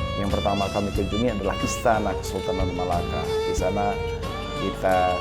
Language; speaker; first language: Indonesian; native; Indonesian